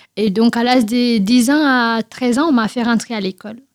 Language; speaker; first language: French; non-native, local second language; Fula